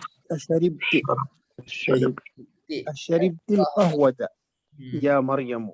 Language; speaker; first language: Arabic; non-native, learner; Urdu